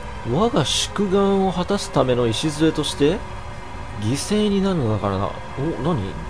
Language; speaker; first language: Japanese; native; Japanese